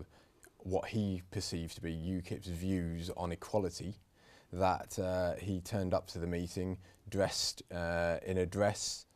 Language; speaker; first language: English; native; English